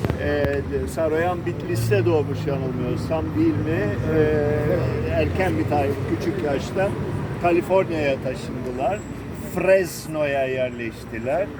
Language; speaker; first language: Turkish; native; Turkish